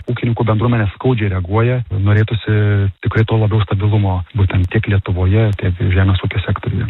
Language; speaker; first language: Lithuanian; native; Lithuanian